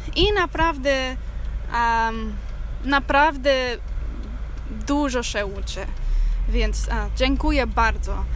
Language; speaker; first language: Polish; non-native, learner; English